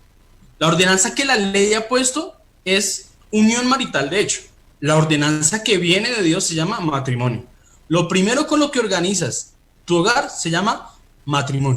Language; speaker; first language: Spanish; native; Spanish